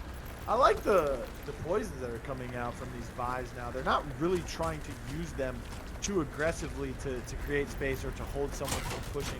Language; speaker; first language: English; native; English